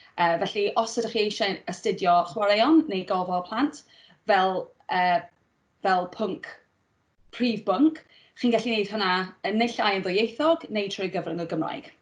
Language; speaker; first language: Welsh; non-native, local second language; English